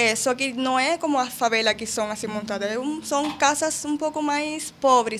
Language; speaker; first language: Portuguese; non-native, fluent; Spanish